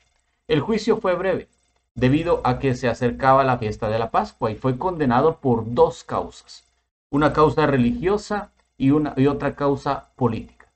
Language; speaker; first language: Spanish; native; Spanish